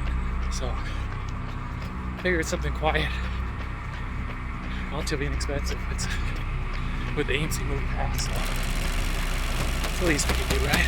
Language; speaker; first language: English; native; English